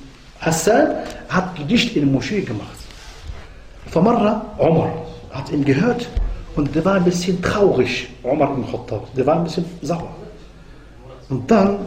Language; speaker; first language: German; non-native, fluent; Arabic